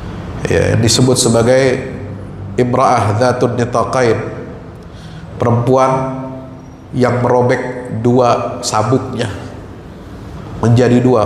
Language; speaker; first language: Indonesian; native; Indonesian